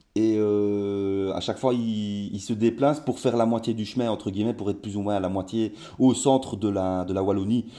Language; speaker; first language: French; native; French